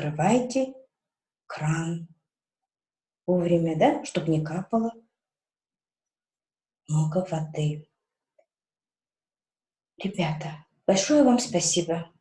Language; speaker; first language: Russian; non-native, local second language; Kazakh